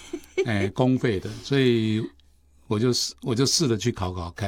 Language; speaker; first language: Chinese; native; Chinese